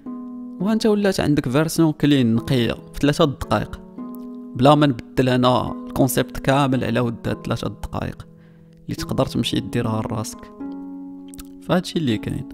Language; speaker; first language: Arabic; native; Arabic